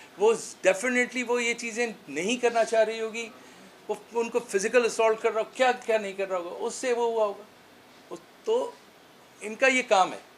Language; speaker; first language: Urdu; non-native, local second language; Sindhi